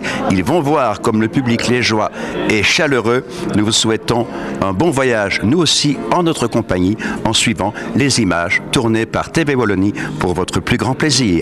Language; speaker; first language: French; native; French